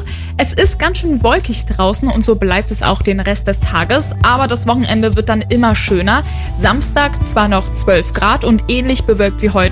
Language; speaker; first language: German; native; German